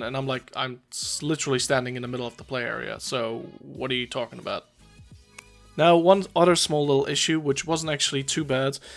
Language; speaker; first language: English; native; English